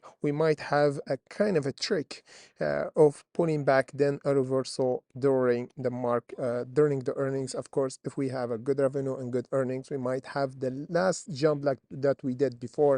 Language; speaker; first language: English; non-native, fluent; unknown